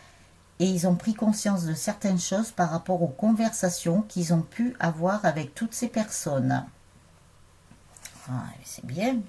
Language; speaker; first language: French; native; French